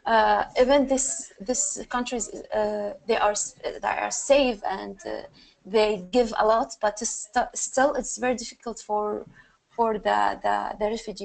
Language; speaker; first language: English; non-native, learner; Arabic